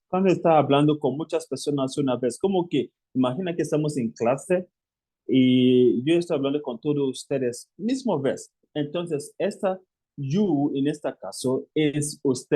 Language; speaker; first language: Spanish; non-native, fluent; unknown